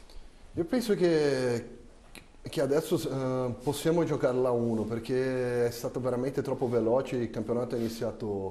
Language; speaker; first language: Italian; non-native, fluent; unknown